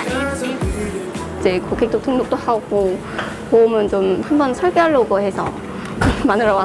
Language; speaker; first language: Korean; non-native, fluent; Vietnamese